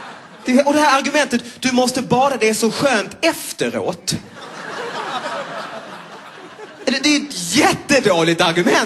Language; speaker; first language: Swedish; native; Swedish